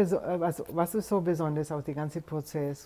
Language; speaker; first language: German; non-native, fluent; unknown